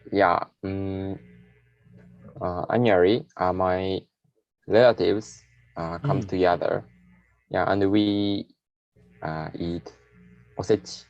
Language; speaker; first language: English; non-native, learner; Japanese